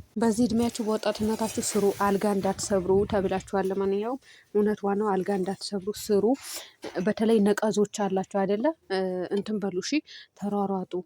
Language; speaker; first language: Amharic; non-native, local second language; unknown